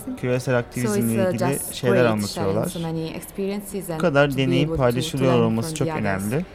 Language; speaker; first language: Turkish; non-native, learner; Italian